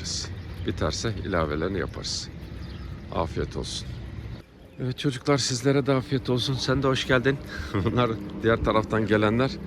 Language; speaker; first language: Turkish; native; Turkish